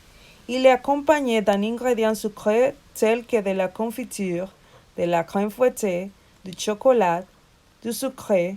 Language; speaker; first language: French; non-native, learner; Spanish